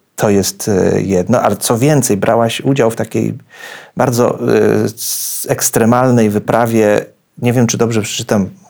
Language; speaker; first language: Polish; native; Polish